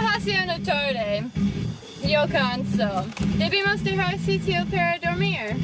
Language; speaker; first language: Spanish; non-native, learner; English